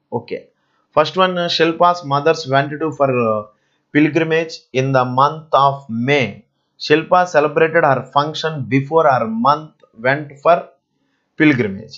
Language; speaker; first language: English; non-native, local second language; Telugu